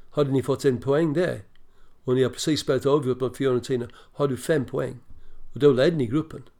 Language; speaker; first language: Swedish; non-native, fluent; English